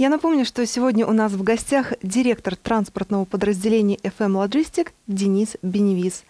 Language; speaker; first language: Russian; native; Russian